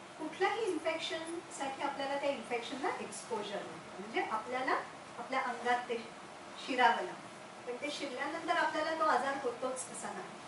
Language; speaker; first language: Marathi; non-native, local second language; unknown